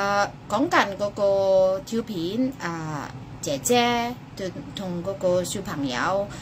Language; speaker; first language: Cantonese; non-native, fluent; Indonesian